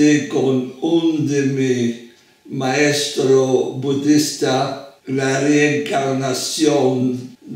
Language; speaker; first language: Spanish; non-native, fluent; French